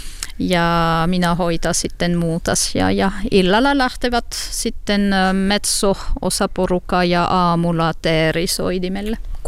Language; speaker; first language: Finnish; non-native, learner; French